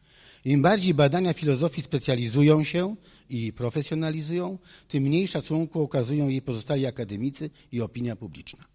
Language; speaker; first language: Polish; native; Polish